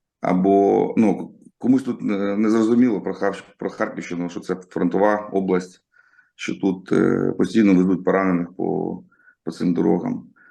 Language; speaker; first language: Ukrainian; non-native, local second language; Russian